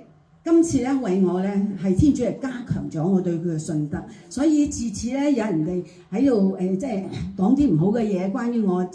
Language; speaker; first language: Cantonese; native; Cantonese